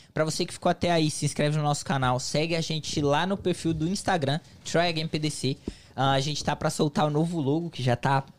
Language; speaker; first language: Portuguese; native; Portuguese